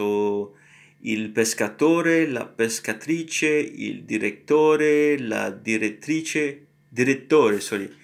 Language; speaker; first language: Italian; non-native, learner; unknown